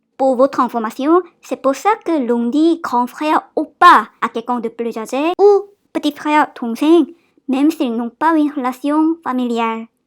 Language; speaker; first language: French; non-native, fluent; Korean